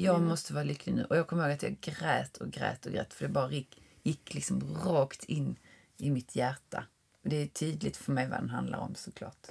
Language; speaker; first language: Swedish; native; Swedish